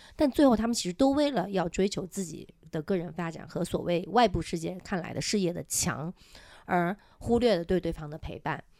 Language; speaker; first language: Chinese; non-native, local second language; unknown